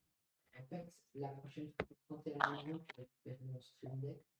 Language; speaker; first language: French; native; French